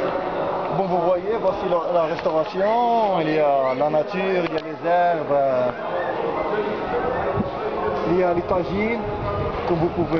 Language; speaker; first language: French; non-native, local second language; Arabic